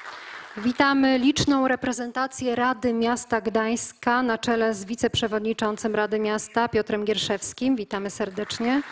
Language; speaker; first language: Polish; native; Polish